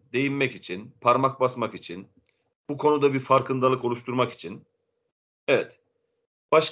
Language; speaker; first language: Turkish; native; Turkish